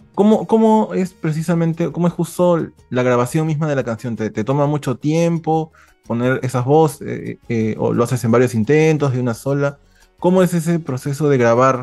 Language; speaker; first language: Spanish; native; Spanish